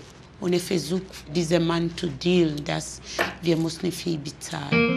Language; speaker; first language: German; non-native, learner; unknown